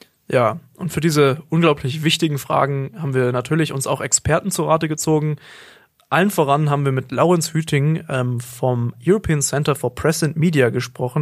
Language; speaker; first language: German; native; German